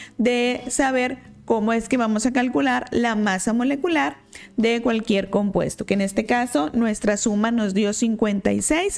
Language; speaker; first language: Spanish; native; Spanish